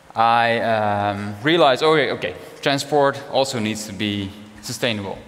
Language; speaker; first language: English; non-native, fluent; Dutch